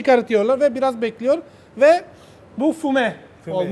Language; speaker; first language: Turkish; non-native, learner; Italian